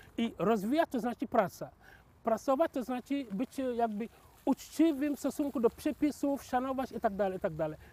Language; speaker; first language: Polish; non-native, fluent; Wolof